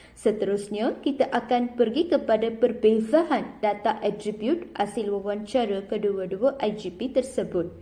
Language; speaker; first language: Malay; non-native, local second language; Tamil